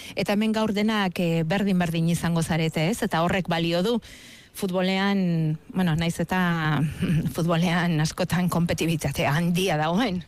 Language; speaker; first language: Basque; native; Basque